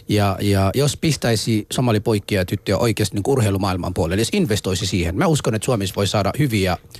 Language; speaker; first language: Finnish; early bilingual, other home language; Somali